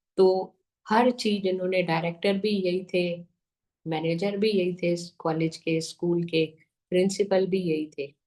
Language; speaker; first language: Hindi; native; Hindi